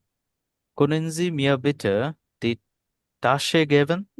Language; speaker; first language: German; non-native, learner; Bangla